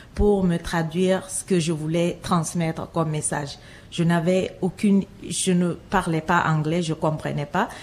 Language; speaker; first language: French; non-native, local second language; Fula